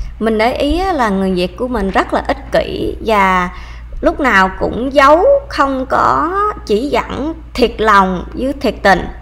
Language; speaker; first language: Vietnamese; early bilingual, heritage; Vietnamese